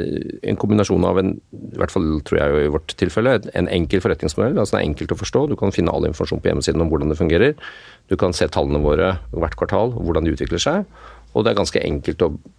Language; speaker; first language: Norwegian; native; Norwegian